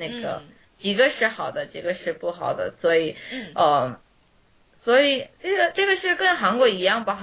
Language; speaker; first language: Chinese; non-native, learner; Korean